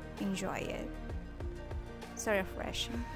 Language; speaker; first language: English; non-native, local second language; Filipino